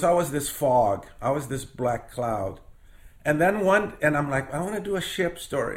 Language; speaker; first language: English; non-native, fluent; Portuguese